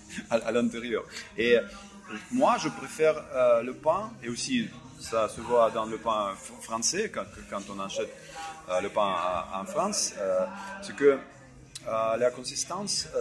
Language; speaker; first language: French; non-native, fluent; Russian